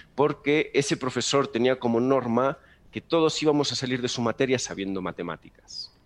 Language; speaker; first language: Spanish; native; Spanish